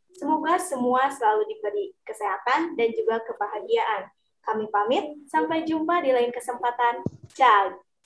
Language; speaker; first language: Indonesian; native; Indonesian